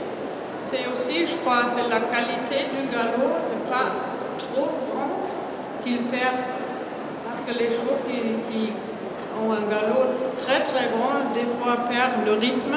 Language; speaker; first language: French; non-native, fluent; German